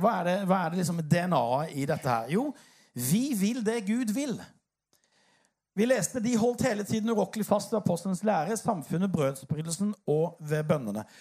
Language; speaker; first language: Norwegian; native; Norwegian